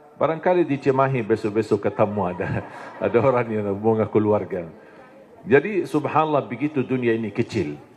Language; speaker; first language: Indonesian; non-native, fluent; Arabic